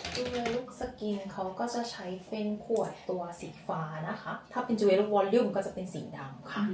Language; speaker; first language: Thai; non-native, fluent; Korean